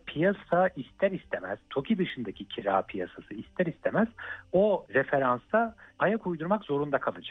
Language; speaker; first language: Turkish; native; Turkish